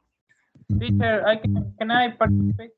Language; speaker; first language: English; non-native, learner; Spanish